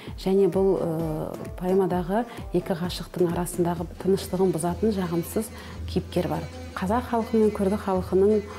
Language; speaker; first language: Kazakh; non-native, local second language; Kurdish